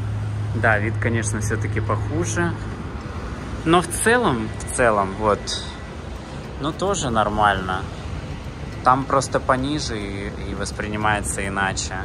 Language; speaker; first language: Russian; native; Russian